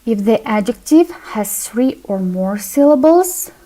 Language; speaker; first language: English; non-native, fluent; Kazakh